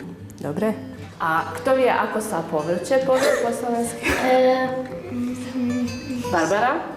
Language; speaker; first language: Slovak; non-native, fluent; Croatian